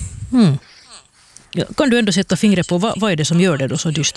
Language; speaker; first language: Swedish; native; Swedish